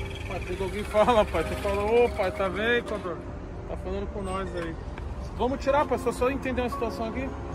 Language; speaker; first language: Portuguese; native; Portuguese